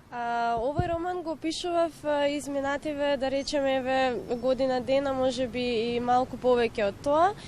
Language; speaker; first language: Macedonian; native; Macedonian